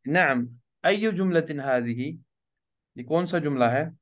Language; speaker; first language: Arabic; non-native, fluent; Urdu